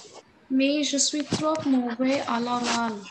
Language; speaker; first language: French; non-native, learner; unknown